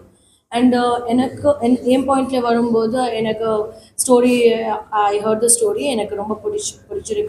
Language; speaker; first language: Tamil; non-native, learner; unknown